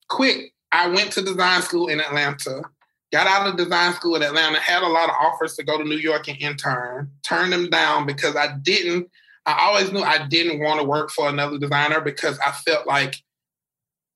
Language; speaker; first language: English; native; English